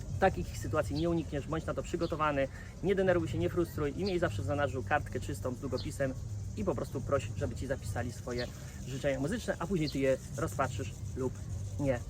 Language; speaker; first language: Polish; native; Polish